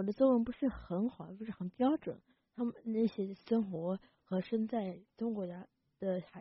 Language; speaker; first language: Chinese; early bilingual, heritage; Chinese